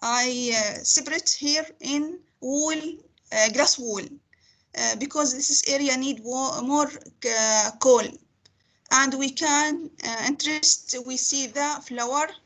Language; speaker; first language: English; non-native, learner; Arabic